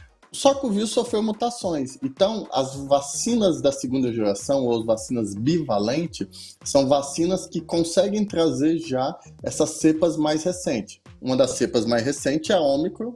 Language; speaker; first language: Portuguese; native; Portuguese